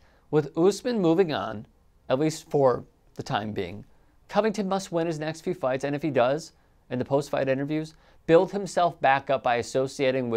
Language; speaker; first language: English; native; English